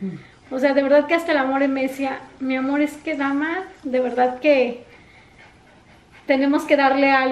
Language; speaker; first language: Spanish; native; Spanish